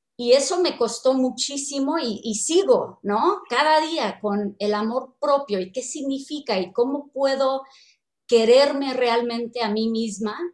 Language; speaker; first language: Spanish; non-native, fluent; English